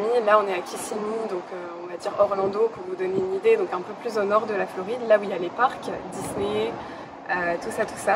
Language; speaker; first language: French; native; French